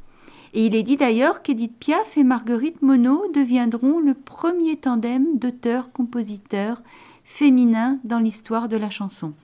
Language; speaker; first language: French; native; French